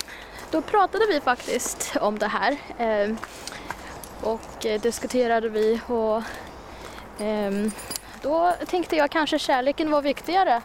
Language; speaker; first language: Swedish; non-native, fluent; Chinese